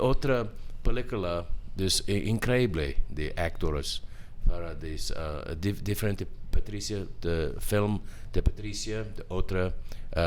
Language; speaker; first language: Spanish; non-native, learner; English